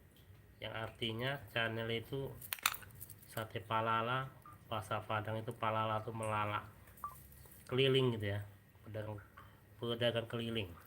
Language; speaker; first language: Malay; non-native, local second language; Minangkabau